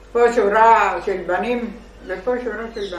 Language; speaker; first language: Hebrew; non-native, fluent; Arabic